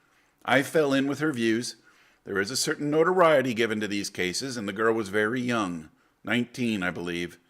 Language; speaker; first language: English; native; English